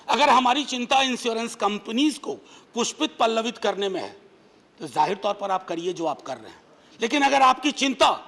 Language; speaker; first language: Hindi; native; Hindi